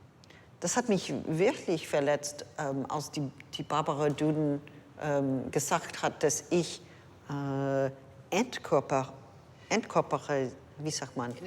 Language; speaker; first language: German; non-native, learner; English